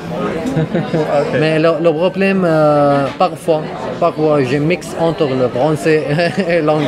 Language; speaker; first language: French; non-native, learner; Arabic